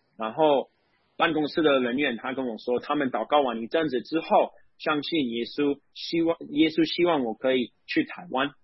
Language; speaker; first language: Chinese; non-native, fluent; English